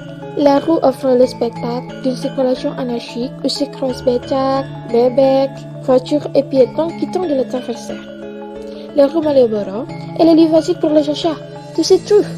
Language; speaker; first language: French; non-native, learner; Indonesian